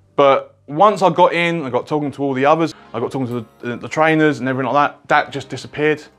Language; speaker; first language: English; native; English